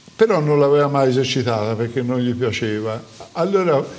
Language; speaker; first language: Italian; native; Italian